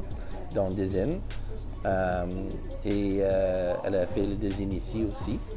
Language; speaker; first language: French; early bilingual, heritage; English